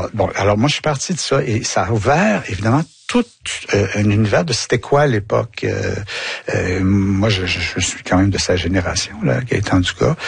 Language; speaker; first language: French; native; French